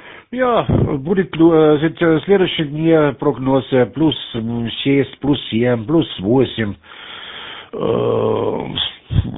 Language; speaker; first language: Russian; non-native, learner; German